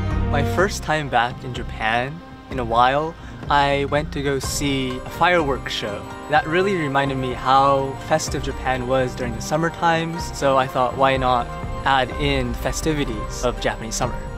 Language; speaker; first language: English; native; English